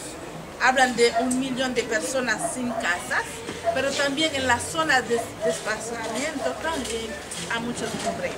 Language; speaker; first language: Spanish; non-native, fluent; Haitian Creole